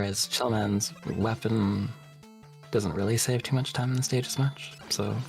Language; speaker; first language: English; native; English